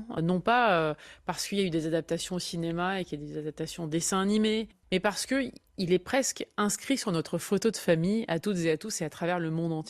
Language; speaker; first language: French; native; French